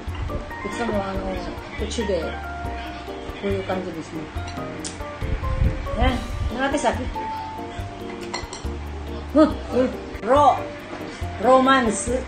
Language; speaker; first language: Japanese; non-native, learner; Filipino